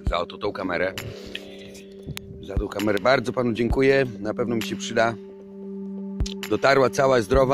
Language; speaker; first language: Polish; native; Polish